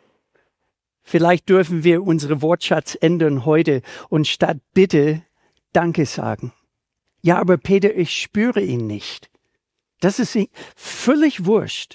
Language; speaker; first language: German; native; German